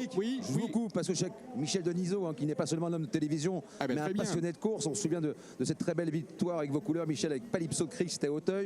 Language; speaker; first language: French; native; French